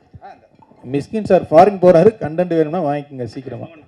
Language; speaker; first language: Tamil; native; Tamil